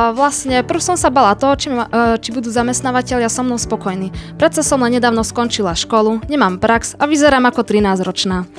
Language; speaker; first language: Slovak; non-native, local second language; Hungarian